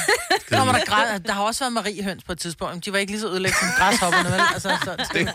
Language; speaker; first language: Danish; native; Danish